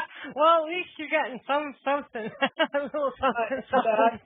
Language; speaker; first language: English; native; English